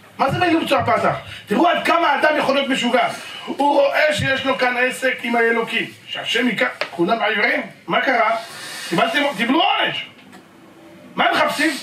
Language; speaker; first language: Hebrew; native; Hebrew